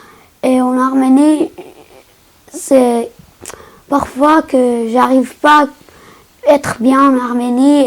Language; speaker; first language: French; non-native, learner; Armenian